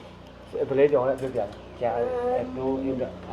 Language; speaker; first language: English; non-native, learner; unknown